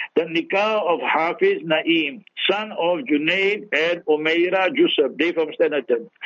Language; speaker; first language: English; early bilingual, other home language; Urdu